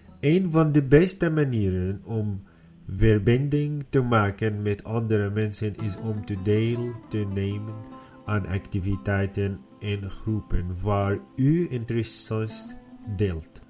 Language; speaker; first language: Dutch; non-native, learner; Arabic